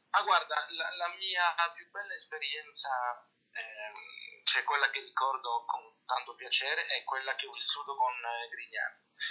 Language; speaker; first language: Italian; early bilingual, heritage; Italian